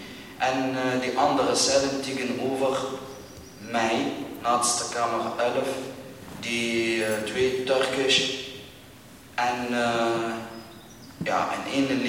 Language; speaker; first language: Dutch; non-native, learner; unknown